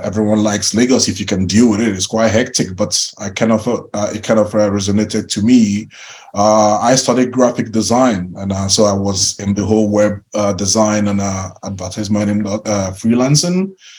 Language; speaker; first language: English; non-native, local second language; Igbo